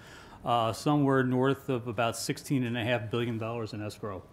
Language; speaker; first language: English; native; English